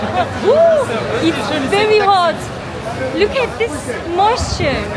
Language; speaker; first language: English; non-native, learner; Turkish